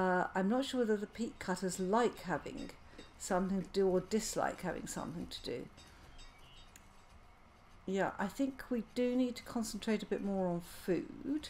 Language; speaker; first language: English; native; English